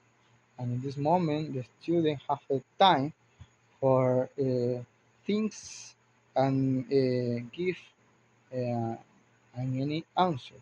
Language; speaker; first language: English; non-native, learner; Spanish